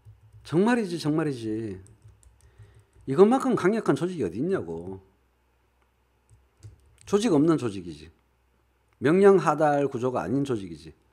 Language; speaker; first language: Korean; native; Korean